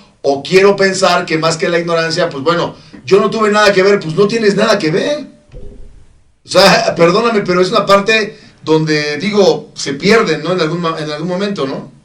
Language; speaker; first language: Spanish; native; Spanish